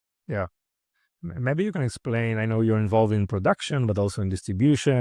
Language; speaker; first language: English; non-native, fluent; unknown